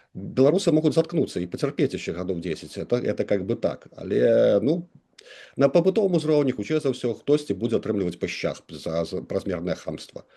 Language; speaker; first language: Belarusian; non-native, local second language; Russian